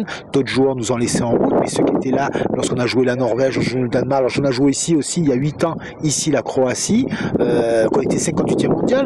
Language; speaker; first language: French; native; French